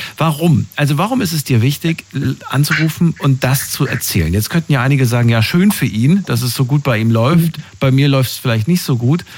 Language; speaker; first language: German; native; German